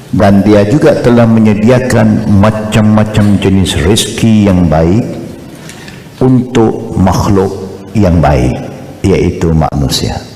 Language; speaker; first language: Malay; non-native, local second language; Chinese